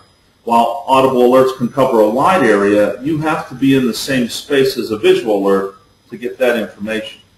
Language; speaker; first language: English; native; English